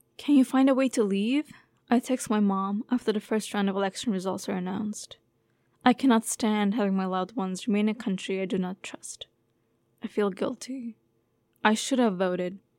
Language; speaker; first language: English; non-native, fluent; Turkish